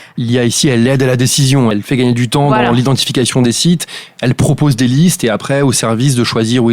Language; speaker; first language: French; native; French